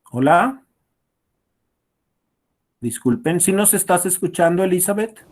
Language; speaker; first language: Spanish; native; Spanish